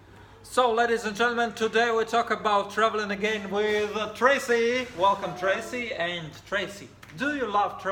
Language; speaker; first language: English; non-native, fluent; Russian